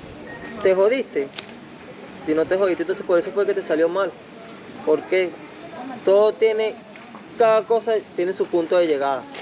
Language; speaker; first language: Spanish; native; Spanish